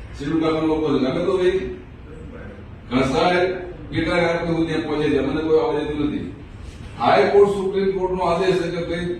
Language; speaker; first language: Gujarati; native; Gujarati